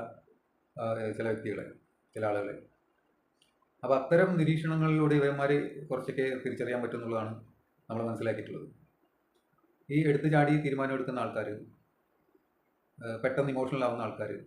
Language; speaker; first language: Malayalam; native; Malayalam